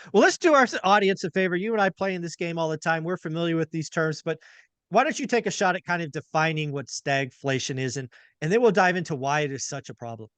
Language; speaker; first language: English; native; English